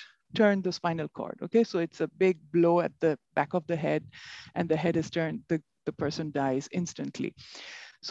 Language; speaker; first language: English; non-native, local second language; Bangla